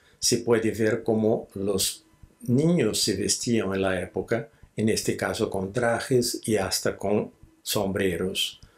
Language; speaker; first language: Spanish; non-native, fluent; Portuguese